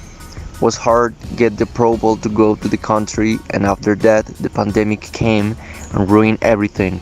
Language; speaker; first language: English; non-native, learner; Spanish